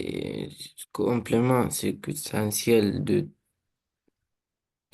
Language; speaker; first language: French; non-native, learner; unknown